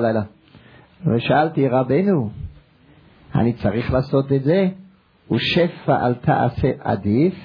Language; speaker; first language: Hebrew; non-native, fluent; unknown